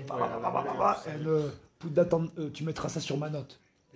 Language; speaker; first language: French; non-native, learner; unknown